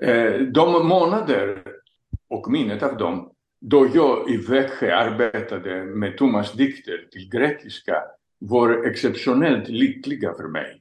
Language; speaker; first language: Swedish; non-native, fluent; Greek